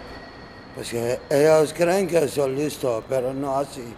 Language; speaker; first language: Spanish; non-native, learner; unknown